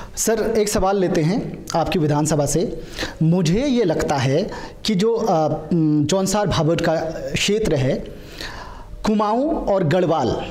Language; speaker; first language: Hindi; native; Hindi